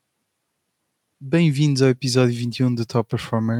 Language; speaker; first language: Portuguese; native; Portuguese